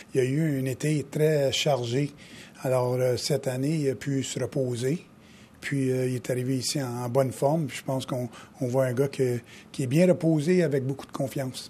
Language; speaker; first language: French; native; French